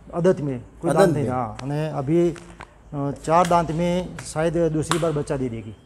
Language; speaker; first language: Hindi; non-native, local second language; Gujarati